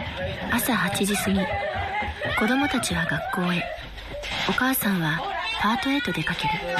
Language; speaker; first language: Japanese; native; Japanese